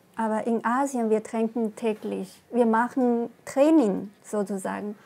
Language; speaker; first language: German; non-native, learner; Chinese